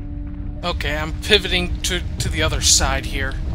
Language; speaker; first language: English; native; English